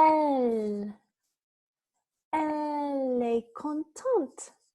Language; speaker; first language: French; non-native, fluent; English